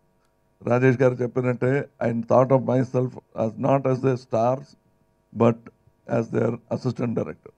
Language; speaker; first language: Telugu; non-native, fluent; Tamil